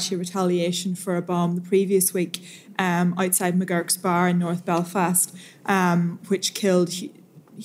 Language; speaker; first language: English; native; English